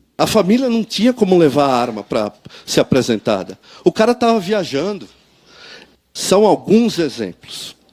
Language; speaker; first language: Portuguese; native; Portuguese